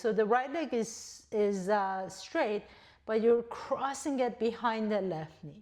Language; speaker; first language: English; native; English